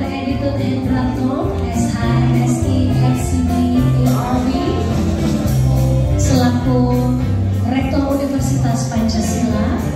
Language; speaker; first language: Indonesian; native; Indonesian